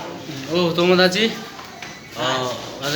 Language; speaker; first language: Japanese; non-native, learner; Nepali